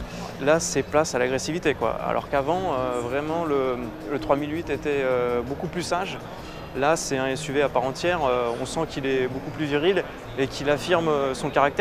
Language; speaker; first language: French; native; French